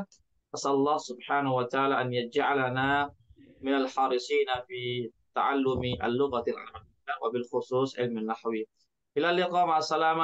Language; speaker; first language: Arabic; non-native, fluent; Indonesian